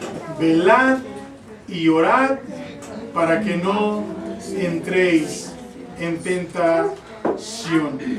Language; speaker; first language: Spanish; native; Spanish